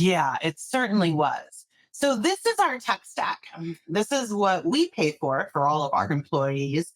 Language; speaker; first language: English; native; English